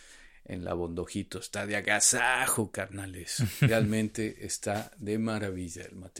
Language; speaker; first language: Spanish; native; Spanish